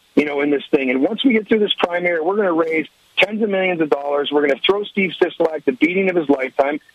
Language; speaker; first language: English; native; English